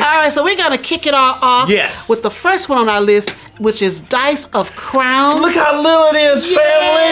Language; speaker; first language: English; native; English